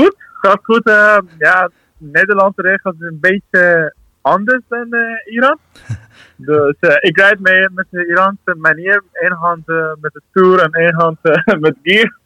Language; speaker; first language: Dutch; non-native, learner; Persian